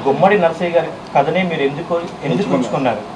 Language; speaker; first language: Telugu; native; Telugu